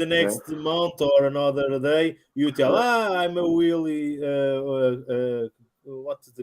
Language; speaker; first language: English; non-native, learner; Portuguese